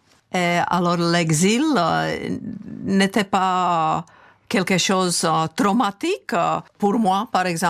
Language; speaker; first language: French; non-native, fluent; Czech